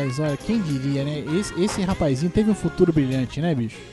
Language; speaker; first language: Portuguese; native; Portuguese